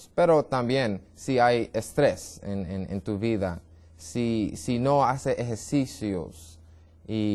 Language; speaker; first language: Spanish; non-native, learner; English